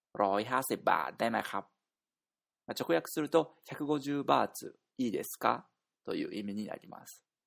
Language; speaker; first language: Japanese; native; Japanese